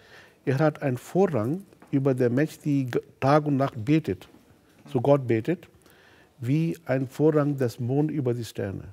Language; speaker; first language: German; non-native, fluent; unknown